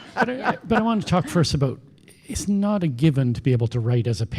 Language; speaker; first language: English; native; English